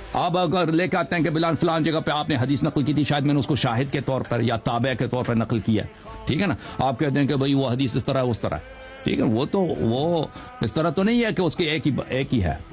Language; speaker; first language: Urdu; non-native, fluent; Persian